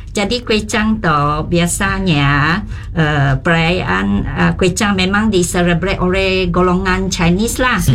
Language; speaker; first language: Malay; non-native, local second language; Chinese